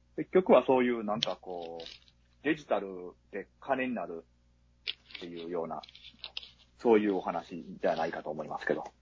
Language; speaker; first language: Japanese; native; Japanese